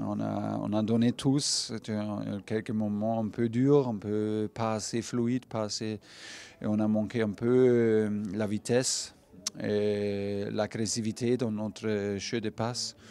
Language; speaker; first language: French; non-native, fluent; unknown